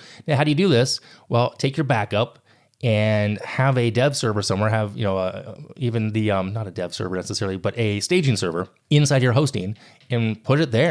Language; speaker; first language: English; native; English